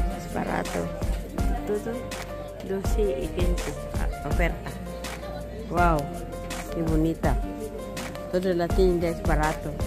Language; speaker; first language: Spanish; non-native, learner; Filipino